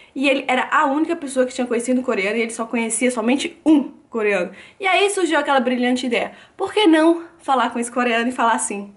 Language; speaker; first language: Portuguese; native; Portuguese